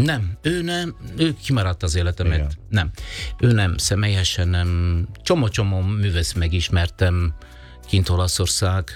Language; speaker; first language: Hungarian; non-native, learner; Italian